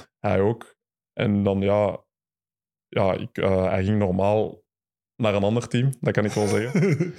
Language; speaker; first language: Dutch; early bilingual, other home language; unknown